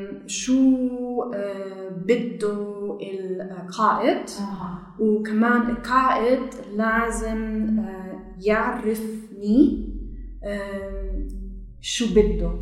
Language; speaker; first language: Arabic; non-native, learner; German